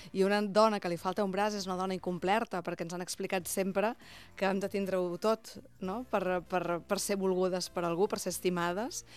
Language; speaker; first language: Catalan; native; Catalan